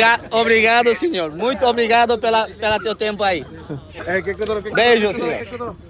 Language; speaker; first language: Portuguese; non-native, learner; Bangla